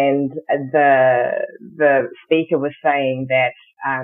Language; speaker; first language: English; early bilingual, other home language; Shona